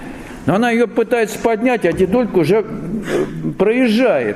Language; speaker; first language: Russian; native; Russian